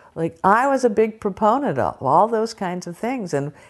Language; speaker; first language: English; native; English